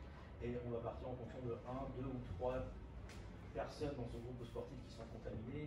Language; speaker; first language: French; native; French